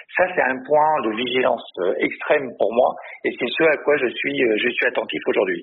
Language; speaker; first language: French; native; French